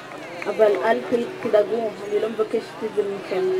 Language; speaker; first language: Hebrew; early bilingual, other home language; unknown